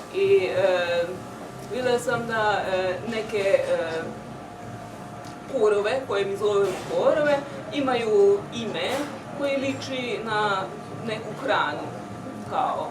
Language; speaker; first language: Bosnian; non-native, local second language; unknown